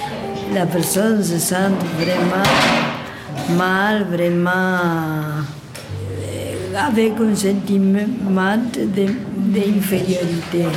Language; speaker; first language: French; non-native, learner; Spanish